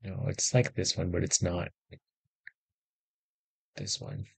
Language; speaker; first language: English; native; English